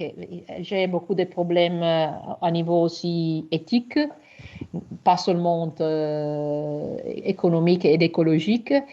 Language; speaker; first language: French; non-native, learner; Italian